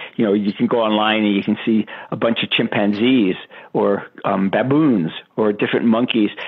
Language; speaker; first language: English; native; English